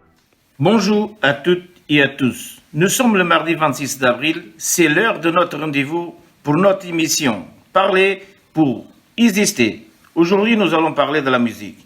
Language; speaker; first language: French; non-native, learner; Portuguese